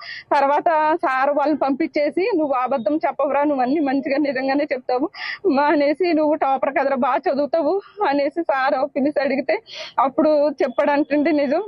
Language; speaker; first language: Telugu; native; Telugu